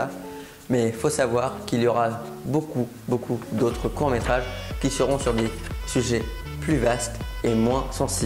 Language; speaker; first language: French; native; French